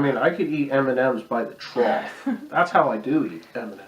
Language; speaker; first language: English; native; English